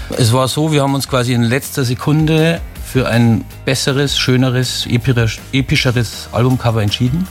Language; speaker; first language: German; native; German